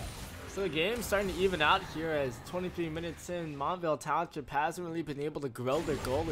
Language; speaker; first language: English; native; English